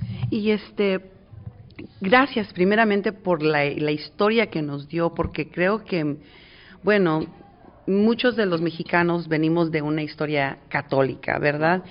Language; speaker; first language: Spanish; native; Spanish